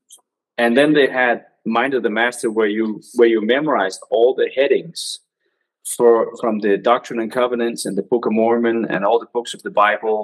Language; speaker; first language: English; non-native, fluent; Danish